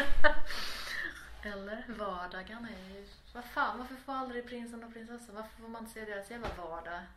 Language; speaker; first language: Swedish; native; Swedish